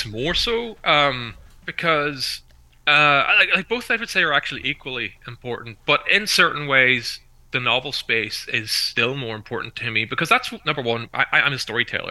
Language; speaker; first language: English; native; English